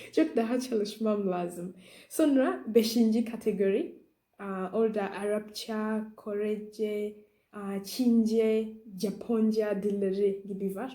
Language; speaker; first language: Turkish; non-native, learner; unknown